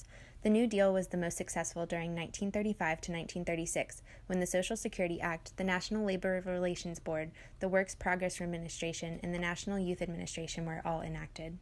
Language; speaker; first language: English; native; English